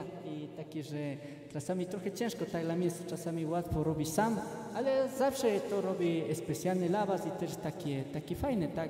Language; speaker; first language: Polish; non-native, fluent; Spanish